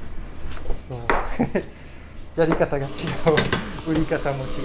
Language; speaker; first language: Japanese; non-native, learner; French